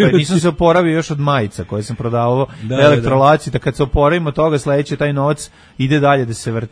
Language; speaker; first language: Serbian; native; Serbian